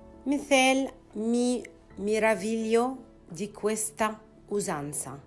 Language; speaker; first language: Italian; non-native, fluent; Arabic